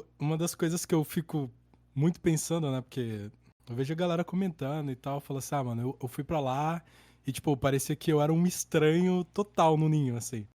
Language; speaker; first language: Portuguese; native; Portuguese